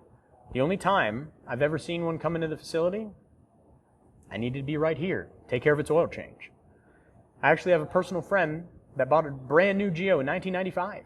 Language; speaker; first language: English; native; English